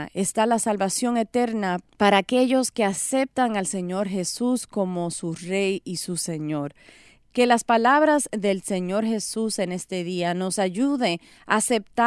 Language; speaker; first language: Spanish; native; Spanish